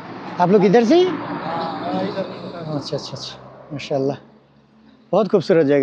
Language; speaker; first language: Hindi; non-native, fluent; Bangla